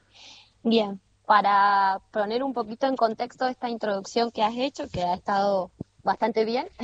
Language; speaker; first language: Spanish; native; Spanish